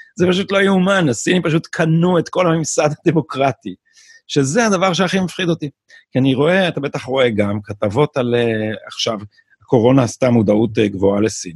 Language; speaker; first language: Hebrew; native; Hebrew